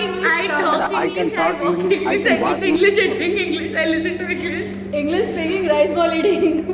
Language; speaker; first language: English; non-native, local second language; Hindi